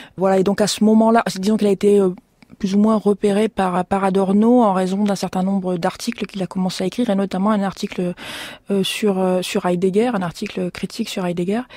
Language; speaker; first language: French; native; French